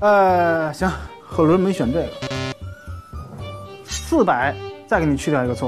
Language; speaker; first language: Chinese; native; Chinese